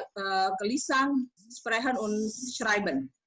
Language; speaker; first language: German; non-native, learner; Indonesian